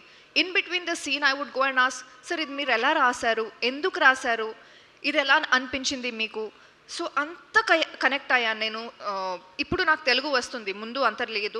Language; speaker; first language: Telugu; non-native, local second language; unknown